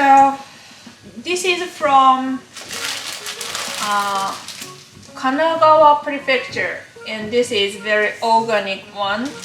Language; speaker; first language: English; non-native, learner; Japanese